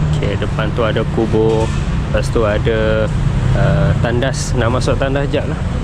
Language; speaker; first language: Malay; non-native, fluent; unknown